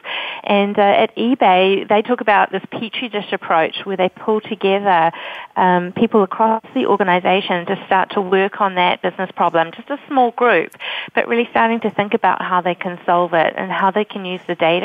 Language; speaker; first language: English; native; English